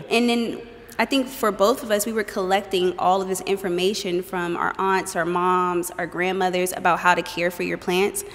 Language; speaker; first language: English; native; English